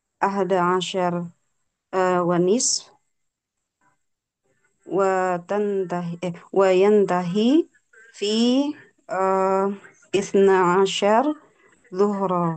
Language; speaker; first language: Arabic; non-native, learner; Indonesian